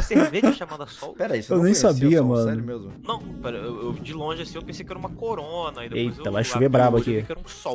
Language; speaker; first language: Portuguese; native; Portuguese